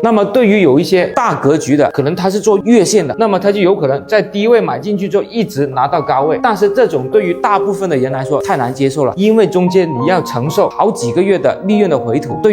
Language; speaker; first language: Chinese; native; Chinese